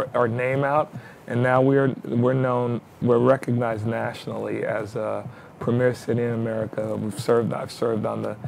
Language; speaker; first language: English; native; English